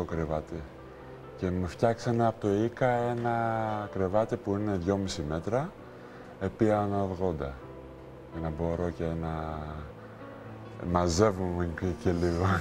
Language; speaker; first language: Greek; early bilingual, heritage; Greek